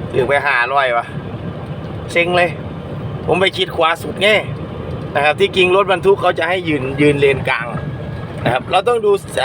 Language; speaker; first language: Thai; non-native, local second language; Northeastern Thai